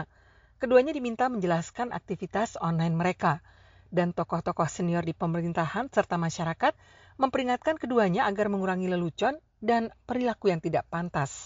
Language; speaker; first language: Indonesian; native; Indonesian